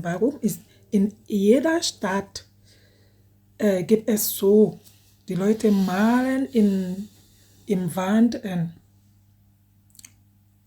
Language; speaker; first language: German; non-native, learner; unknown